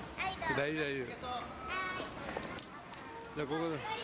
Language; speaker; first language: Japanese; non-native, fluent; Urdu